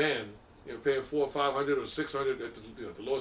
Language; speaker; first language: English; native; English